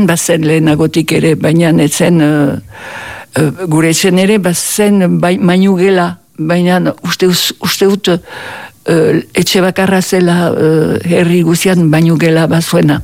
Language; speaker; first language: Basque; native; Basque